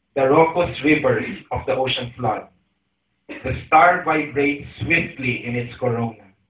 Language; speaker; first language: English; non-native, local second language; Filipino